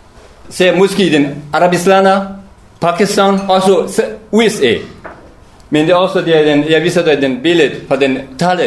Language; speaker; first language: Danish; non-native, learner; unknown